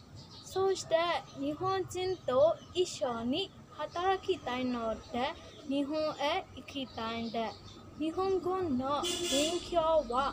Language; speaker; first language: Japanese; non-native, learner; Burmese